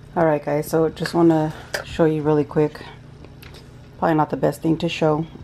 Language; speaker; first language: English; early bilingual, other home language; Spanish